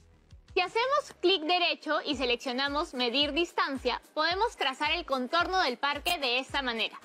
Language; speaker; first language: Spanish; native; Spanish